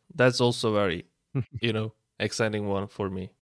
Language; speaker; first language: English; non-native, fluent; Turkish